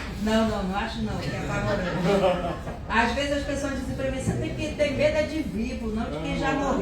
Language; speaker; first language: Portuguese; native; Portuguese